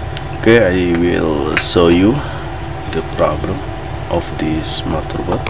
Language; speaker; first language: English; non-native, learner; Indonesian